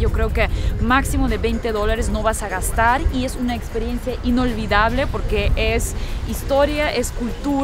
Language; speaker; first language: Spanish; early bilingual, heritage; Russian